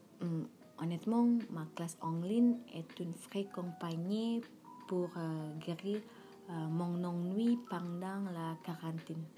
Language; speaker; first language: French; non-native, learner; Indonesian